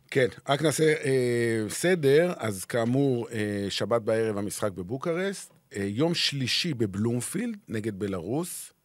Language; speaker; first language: Hebrew; native; Hebrew